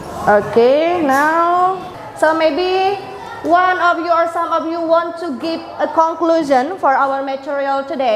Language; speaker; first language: English; non-native, fluent; Indonesian